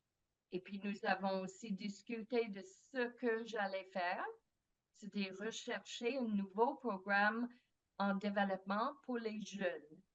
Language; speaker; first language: French; non-native, fluent; English